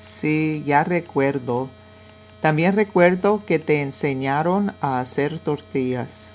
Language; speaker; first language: Spanish; non-native, learner; English